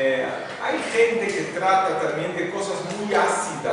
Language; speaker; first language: Spanish; non-native, fluent; Portuguese